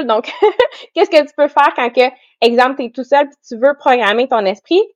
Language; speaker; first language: French; native; French